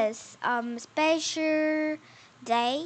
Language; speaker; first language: English; non-native, learner; Korean